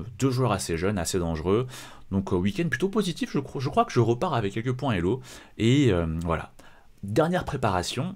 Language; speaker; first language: French; native; French